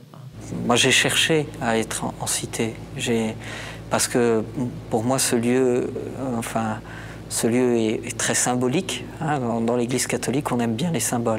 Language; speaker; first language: French; native; French